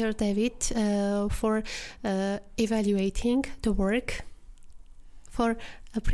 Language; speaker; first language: English; non-native, fluent; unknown